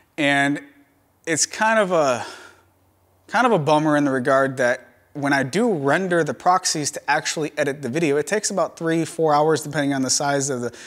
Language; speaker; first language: English; native; English